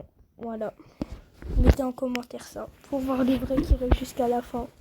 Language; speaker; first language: French; native; French